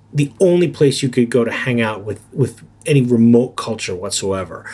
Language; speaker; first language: English; native; English